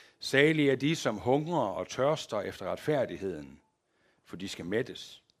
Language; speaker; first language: Danish; native; Danish